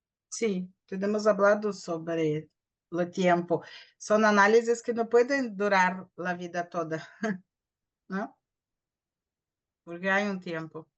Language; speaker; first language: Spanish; non-native, learner; Portuguese